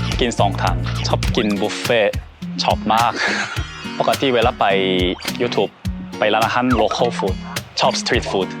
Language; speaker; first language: Thai; non-native, learner; Korean